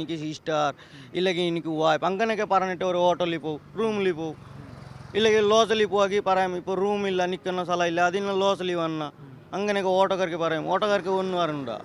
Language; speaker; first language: Malayalam; non-native, local second language; Bangla